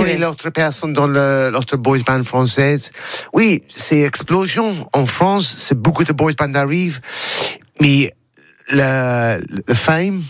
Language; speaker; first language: French; non-native, learner; English